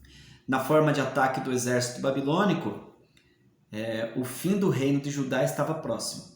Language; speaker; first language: Portuguese; native; Portuguese